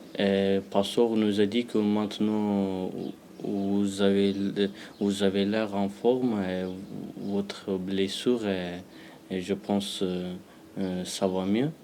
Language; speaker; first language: French; non-native, learner; Pashto